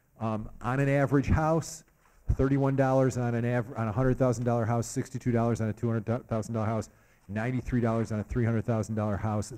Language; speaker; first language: English; native; English